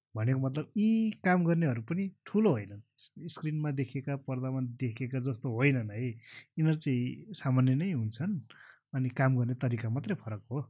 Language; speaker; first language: Nepali; non-native, local second language; Eastern Tamang